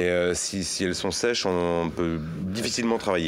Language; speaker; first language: French; native; French